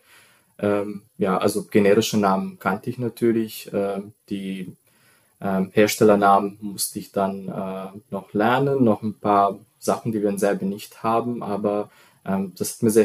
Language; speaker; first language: German; non-native, fluent; Serbian